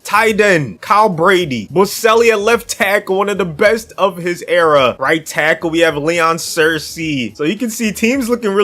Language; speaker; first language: English; native; English